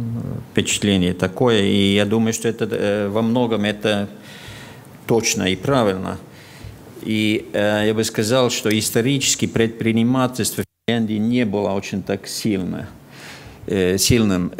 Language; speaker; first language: Russian; non-native, fluent; Finnish